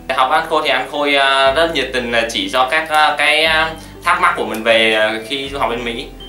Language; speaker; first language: Vietnamese; native; Vietnamese